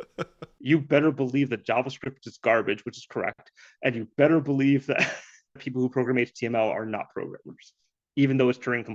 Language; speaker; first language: English; native; English